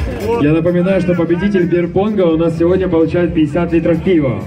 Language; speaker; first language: Russian; native; Russian